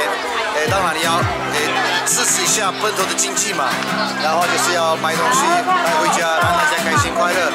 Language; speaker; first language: Chinese; non-native, fluent; Turkish